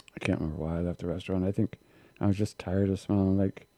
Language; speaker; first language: English; native; English